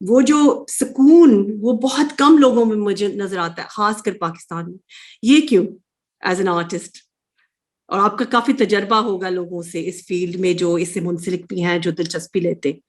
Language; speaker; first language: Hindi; early bilingual, heritage; Urdu